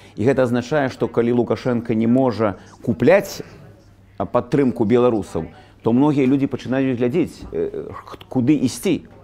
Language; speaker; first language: Belarusian; native; Belarusian